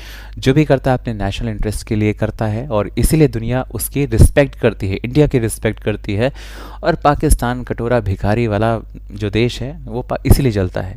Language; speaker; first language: Hindi; native; Hindi